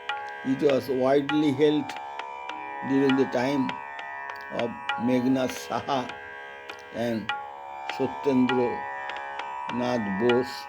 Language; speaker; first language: English; non-native, local second language; Bangla